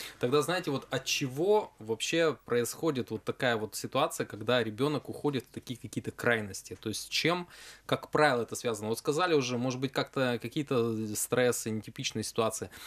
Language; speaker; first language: Russian; native; Russian